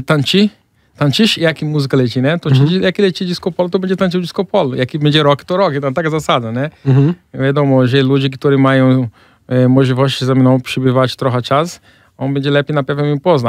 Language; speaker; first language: Polish; non-native, fluent; Portuguese